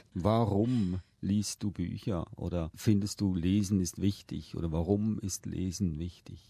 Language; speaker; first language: German; native; German